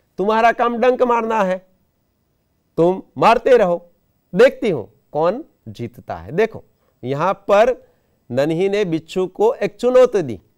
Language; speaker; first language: Hindi; non-native, local second language; Gujarati